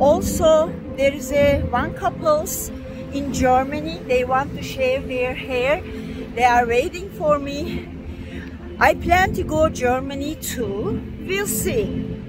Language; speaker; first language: English; non-native, learner; Turkish